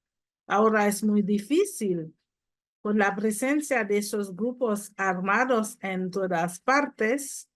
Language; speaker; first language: Spanish; non-native, fluent; Haitian Creole